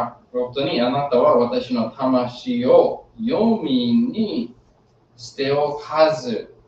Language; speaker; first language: Japanese; non-native, fluent; English